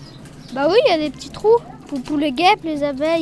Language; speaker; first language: French; native; French